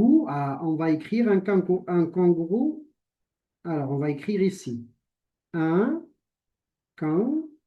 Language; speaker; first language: French; non-native, local second language; Arabic